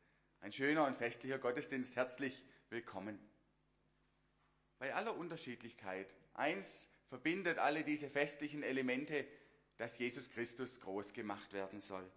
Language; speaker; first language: German; native; German